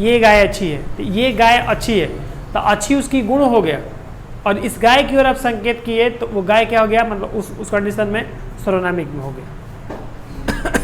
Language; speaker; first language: Hindi; non-native, local second language; Bhojpuri